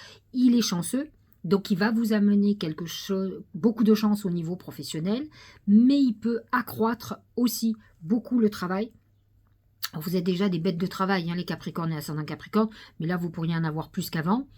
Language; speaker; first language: French; native; French